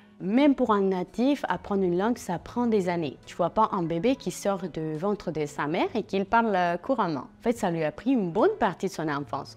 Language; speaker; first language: French; non-native, fluent; Spanish